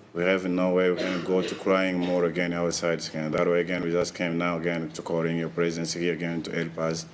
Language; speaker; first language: English; non-native, learner; Portuguese